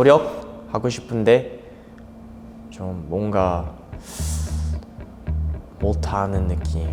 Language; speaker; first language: Korean; non-native, learner; English